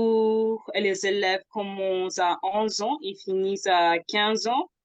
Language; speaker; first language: French; non-native, fluent; English